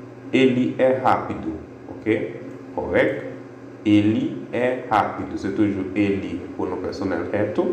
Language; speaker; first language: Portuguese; non-native, fluent; Haitian Creole